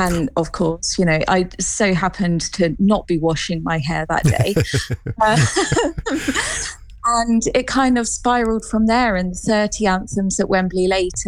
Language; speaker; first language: English; native; English